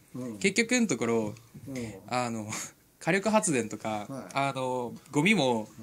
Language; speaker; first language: Japanese; native; Japanese